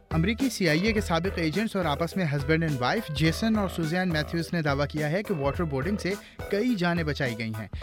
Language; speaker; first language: Urdu; native; Urdu